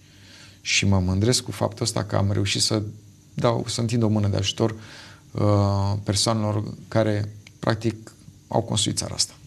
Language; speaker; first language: Romanian; native; Romanian